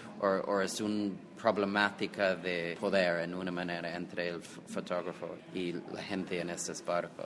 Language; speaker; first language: Spanish; non-native, fluent; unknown